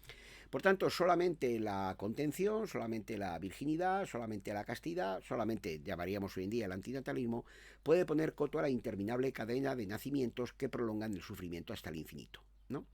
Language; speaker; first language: Spanish; native; Spanish